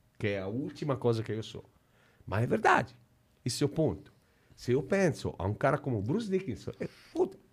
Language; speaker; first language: Portuguese; non-native, fluent; Italian